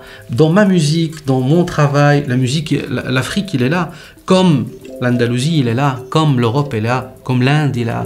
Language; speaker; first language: French; non-native, local second language; Arabic